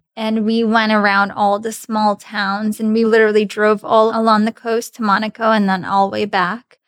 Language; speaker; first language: English; non-native, fluent; Russian